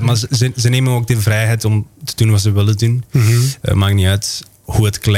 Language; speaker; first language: Dutch; non-native, local second language; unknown